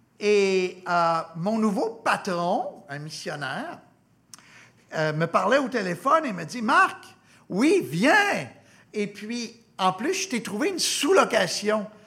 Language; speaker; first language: French; native; French